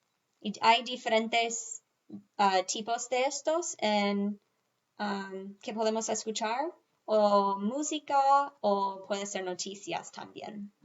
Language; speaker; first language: Spanish; non-native, fluent; English